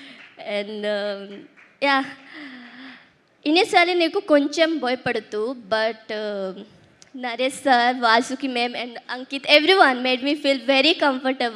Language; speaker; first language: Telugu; early bilingual, heritage; Telugu